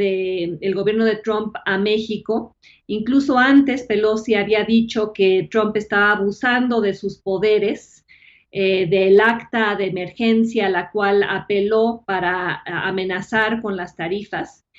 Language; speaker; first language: Spanish; native; Spanish